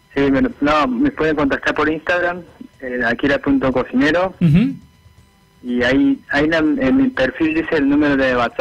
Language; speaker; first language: Spanish; non-native, fluent; Japanese